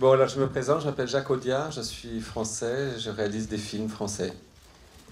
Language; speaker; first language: French; native; French